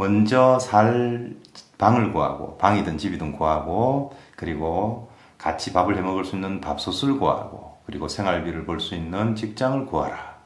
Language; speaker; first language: Korean; native; Korean